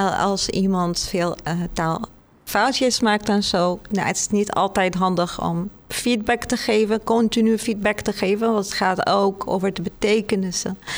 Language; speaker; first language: Dutch; non-native, fluent; Arabic